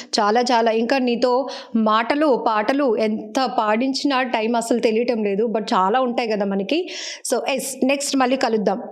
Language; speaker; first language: Telugu; native; Telugu